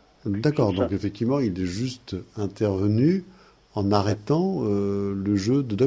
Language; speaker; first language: French; native; French